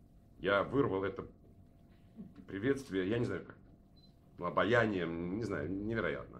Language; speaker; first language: Russian; native; Russian